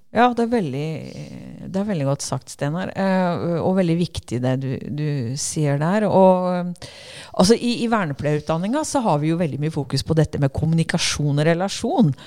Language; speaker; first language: Norwegian; native; Norwegian